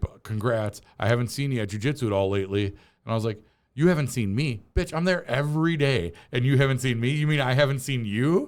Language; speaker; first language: English; native; English